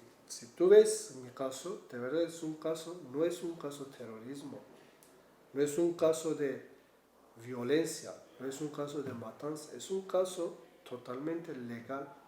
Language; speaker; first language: Spanish; non-native, learner; Kurdish